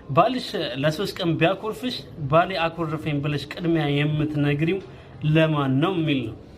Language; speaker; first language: Amharic; non-native, local second language; Oromo